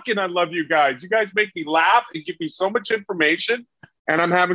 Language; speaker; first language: English; native; English